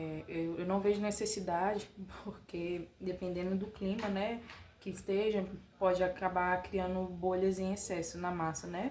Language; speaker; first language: Portuguese; native; Portuguese